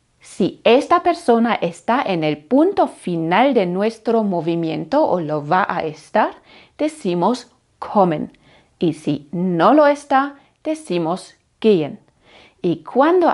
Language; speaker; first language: Spanish; non-native, fluent; German